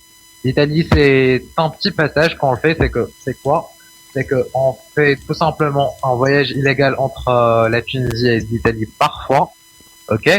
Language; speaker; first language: French; non-native, local second language; Arabic